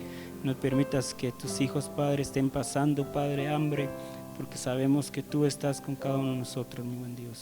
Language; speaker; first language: Spanish; native; Spanish